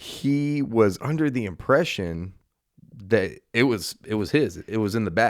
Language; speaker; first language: English; native; English